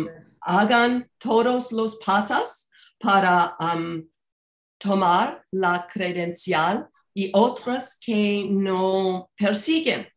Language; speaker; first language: Spanish; non-native, fluent; English